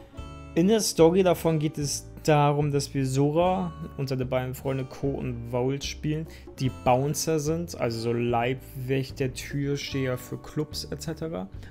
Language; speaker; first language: German; native; German